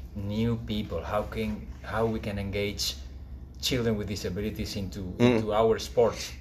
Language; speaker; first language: English; non-native, fluent; Spanish